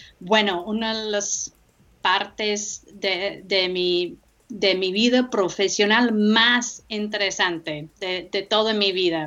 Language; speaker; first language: Spanish; non-native, fluent; English